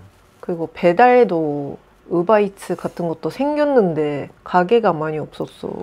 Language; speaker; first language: Korean; non-native, fluent; Japanese